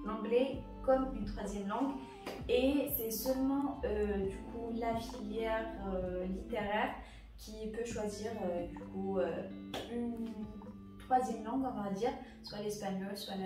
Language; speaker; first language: French; non-native, local second language; Arabic